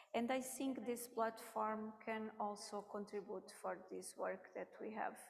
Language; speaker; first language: English; non-native, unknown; Portuguese